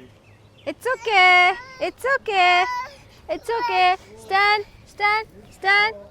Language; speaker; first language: English; non-native, local second language; Hindi